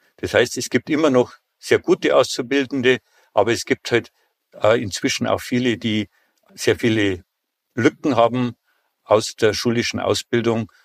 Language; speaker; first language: German; native; German